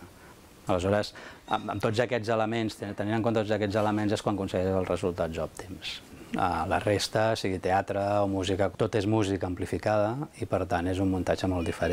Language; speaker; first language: Catalan; native; Catalan